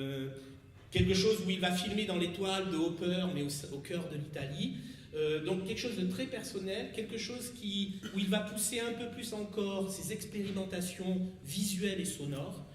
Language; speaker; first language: French; native; French